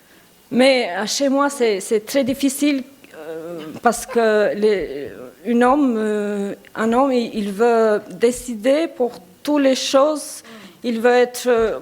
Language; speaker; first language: French; non-native, learner; Albanian